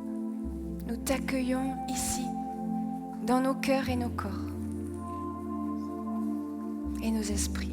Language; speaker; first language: French; native; French